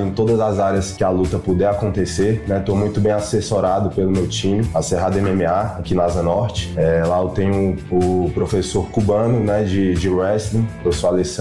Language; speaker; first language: Portuguese; native; Portuguese